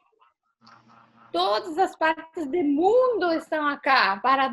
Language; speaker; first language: Portuguese; non-native, learner; Spanish